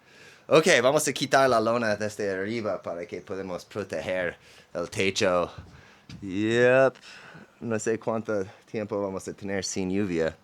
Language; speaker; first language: Spanish; non-native, fluent; English